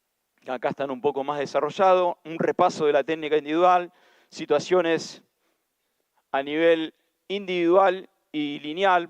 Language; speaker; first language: Spanish; native; Spanish